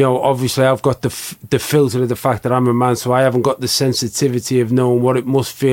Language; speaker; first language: English; native; English